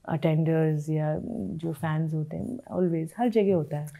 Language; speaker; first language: Hindi; native; Hindi